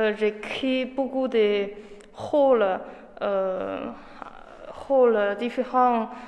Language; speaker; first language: French; non-native, learner; Chinese